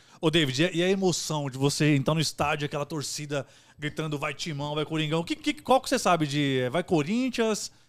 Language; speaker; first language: Portuguese; native; Portuguese